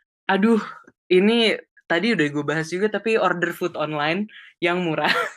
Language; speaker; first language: Indonesian; native; Indonesian